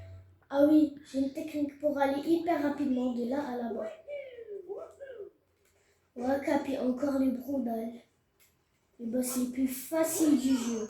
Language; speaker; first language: French; native; French